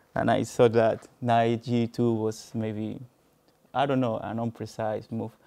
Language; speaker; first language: English; non-native, fluent; Spanish